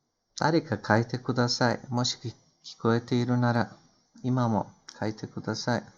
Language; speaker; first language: Japanese; non-native, fluent; Turkish